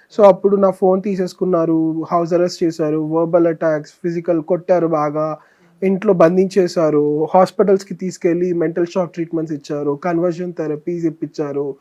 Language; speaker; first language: Telugu; native; Telugu